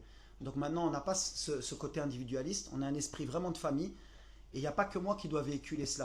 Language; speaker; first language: French; native; French